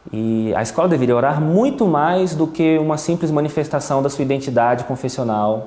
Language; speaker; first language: Portuguese; native; Portuguese